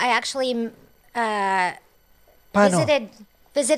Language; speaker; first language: English; non-native, local second language; Cebuano